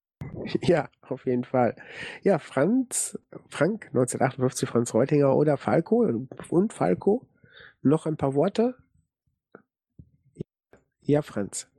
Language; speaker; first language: German; native; German